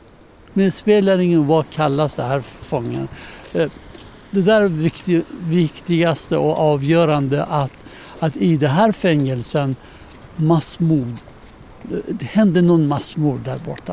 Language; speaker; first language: Swedish; non-native, learner; Persian